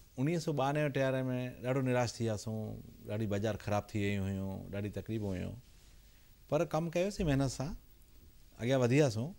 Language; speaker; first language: Sindhi; early bilingual, heritage; Sindhi